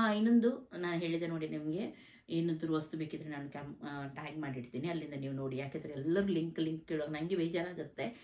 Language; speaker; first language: Kannada; native; Kannada